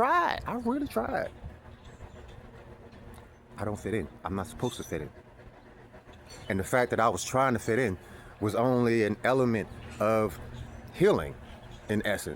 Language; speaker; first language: English; native; English